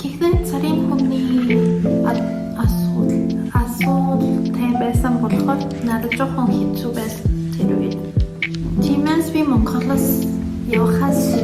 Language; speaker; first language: Mongolian; non-native, learner; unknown